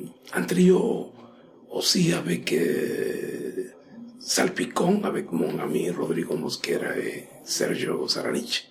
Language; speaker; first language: French; non-native, fluent; Spanish